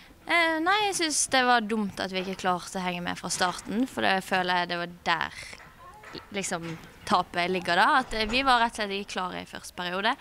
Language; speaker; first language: Norwegian; native; Norwegian